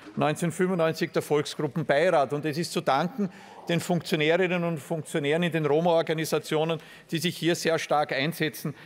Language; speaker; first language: German; native; German